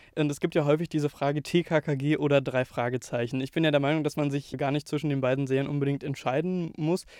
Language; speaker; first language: German; native; German